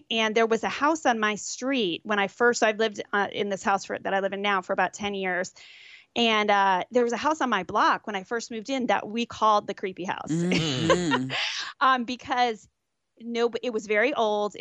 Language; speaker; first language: English; native; English